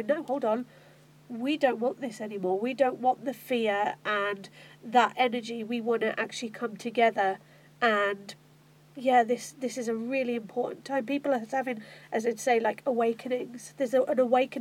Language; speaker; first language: English; native; English